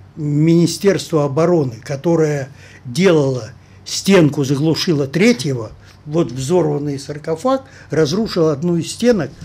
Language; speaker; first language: Russian; native; Russian